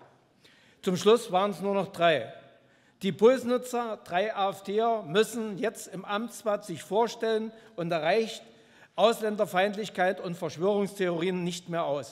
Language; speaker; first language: German; native; German